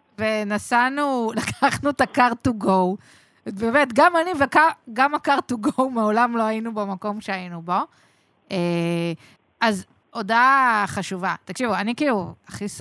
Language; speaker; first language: Hebrew; native; Hebrew